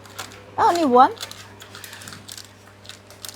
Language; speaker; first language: English; non-native, learner; Indonesian